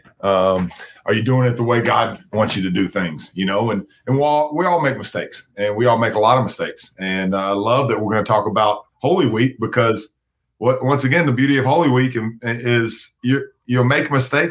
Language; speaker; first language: English; native; English